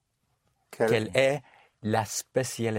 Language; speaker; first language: French; non-native, learner; English